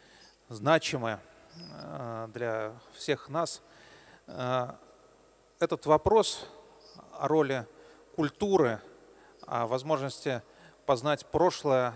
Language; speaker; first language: Russian; native; Russian